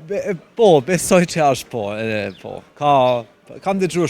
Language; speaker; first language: Albanian; non-native, fluent; German